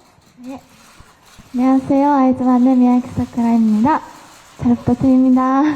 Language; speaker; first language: Korean; non-native, learner; Japanese